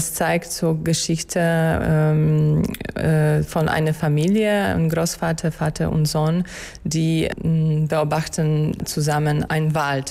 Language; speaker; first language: German; non-native, fluent; Polish